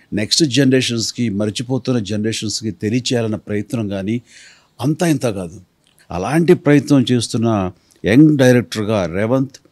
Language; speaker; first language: Telugu; native; Telugu